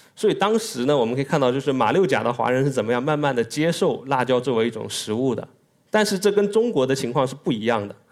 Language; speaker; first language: Chinese; native; Chinese